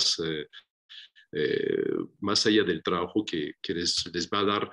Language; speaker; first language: Spanish; non-native, fluent; French